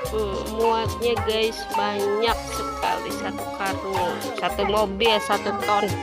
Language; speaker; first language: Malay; non-native, local second language; Sundanese